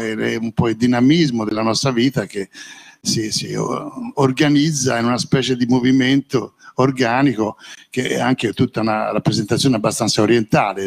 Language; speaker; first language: Italian; native; Italian